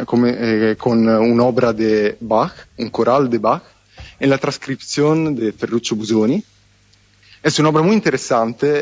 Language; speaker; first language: Spanish; non-native, fluent; Italian